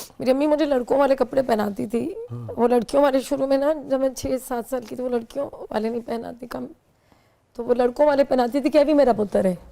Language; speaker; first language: Urdu; non-native, local second language; Punjabi